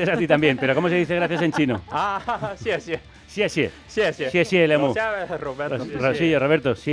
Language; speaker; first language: Spanish; native; Spanish